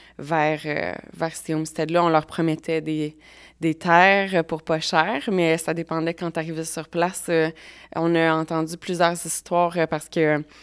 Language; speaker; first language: French; native; French